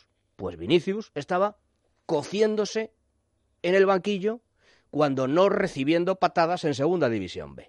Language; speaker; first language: Spanish; native; Spanish